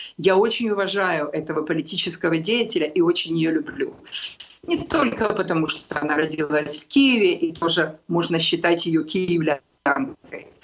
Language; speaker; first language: Russian; non-native, local second language; Ukrainian